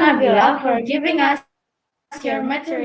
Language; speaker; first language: English; non-native, learner; Indonesian